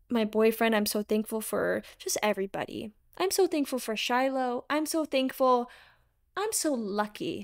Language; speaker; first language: English; native; English